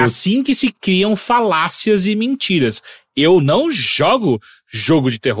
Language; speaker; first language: Portuguese; native; Portuguese